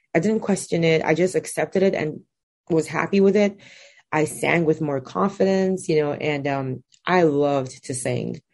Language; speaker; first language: English; non-native, local second language; Igbo